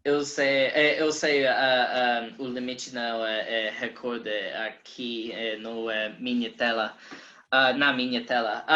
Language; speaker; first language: Portuguese; non-native, learner; English